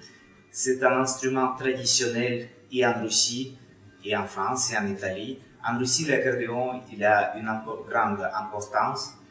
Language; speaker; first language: French; non-native, fluent; Russian